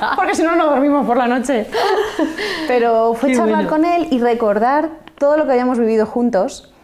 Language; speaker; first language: Spanish; non-native, local second language; Catalan